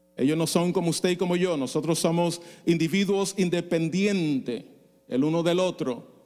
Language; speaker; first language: Spanish; non-native, fluent; English